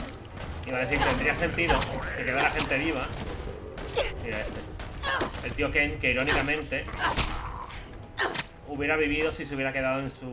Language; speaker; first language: Spanish; native; Spanish